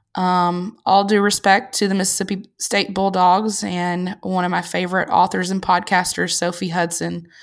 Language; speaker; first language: English; native; English